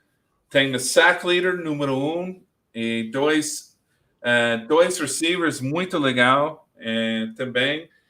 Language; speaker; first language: Portuguese; non-native, learner; English